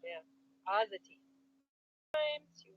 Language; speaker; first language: English; native; English